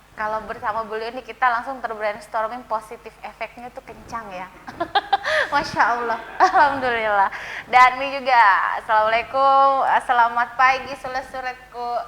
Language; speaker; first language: Indonesian; native; Indonesian